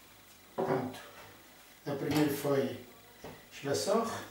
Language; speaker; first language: French; non-native, learner; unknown